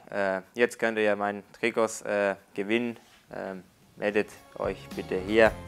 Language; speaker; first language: German; non-native, learner; Japanese